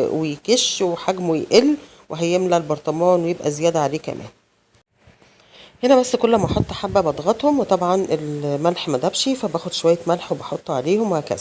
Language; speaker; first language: Arabic; native; Arabic